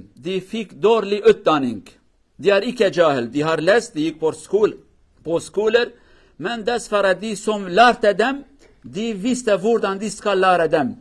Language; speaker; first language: Norwegian; non-native, learner; Kurdish